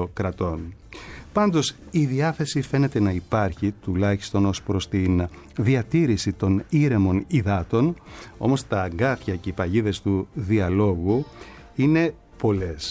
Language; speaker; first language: Greek; native; Greek